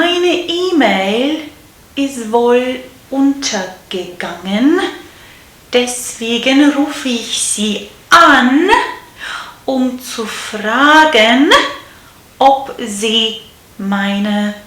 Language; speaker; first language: German; non-native, fluent; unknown